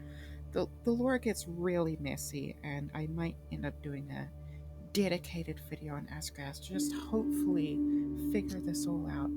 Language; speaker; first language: English; native; English